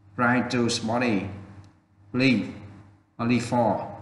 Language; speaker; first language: English; non-native, fluent; Vietnamese